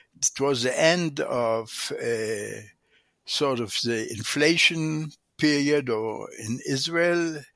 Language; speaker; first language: English; non-native, fluent; Hebrew